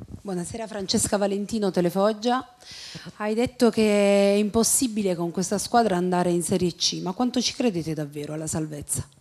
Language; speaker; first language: Italian; non-native, learner; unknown